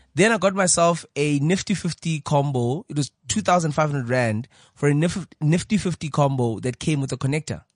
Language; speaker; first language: English; non-native, local second language; Xhosa